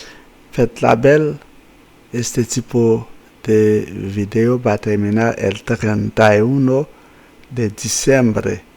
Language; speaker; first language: Spanish; non-native, fluent; Haitian Creole